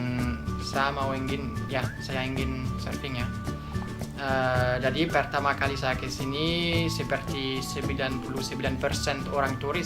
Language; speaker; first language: Indonesian; non-native, fluent; French